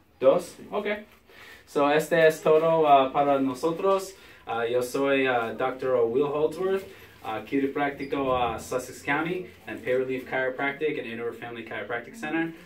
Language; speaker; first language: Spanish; non-native, learner; English